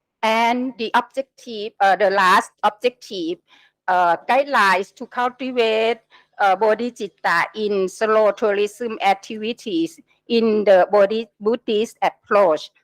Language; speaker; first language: English; non-native, learner; Thai